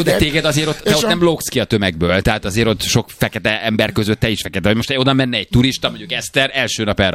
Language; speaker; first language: Hungarian; native; Hungarian